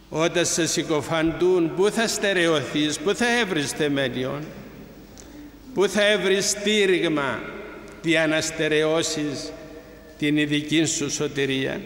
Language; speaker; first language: Greek; native; Greek